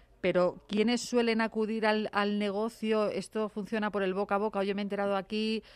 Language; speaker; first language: Spanish; native; Spanish